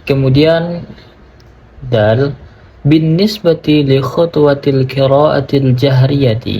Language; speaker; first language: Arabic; non-native, learner; Indonesian